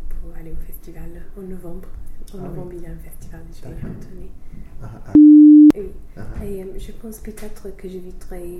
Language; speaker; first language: French; non-native, fluent; English